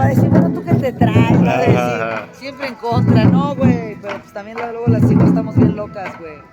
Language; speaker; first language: Spanish; native; Spanish